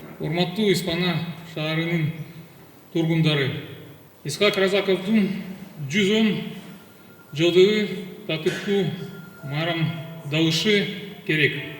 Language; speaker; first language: Kyrgyz; non-native, local second language; Russian